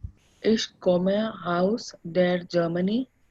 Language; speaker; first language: German; non-native, learner; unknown